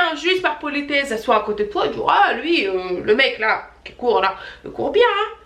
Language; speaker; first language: French; non-native, fluent; Russian